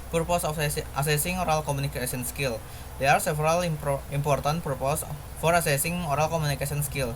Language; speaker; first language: English; non-native, learner; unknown